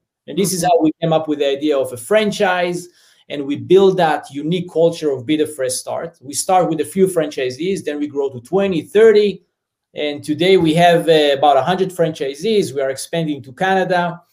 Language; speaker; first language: English; non-native, fluent; Hebrew